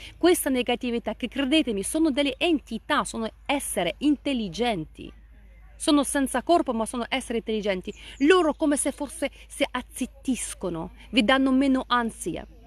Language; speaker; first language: Italian; non-native, fluent; Russian